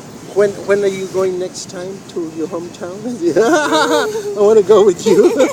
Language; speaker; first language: English; non-native, fluent; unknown